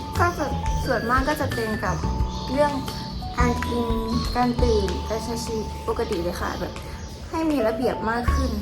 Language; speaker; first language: Thai; native; Thai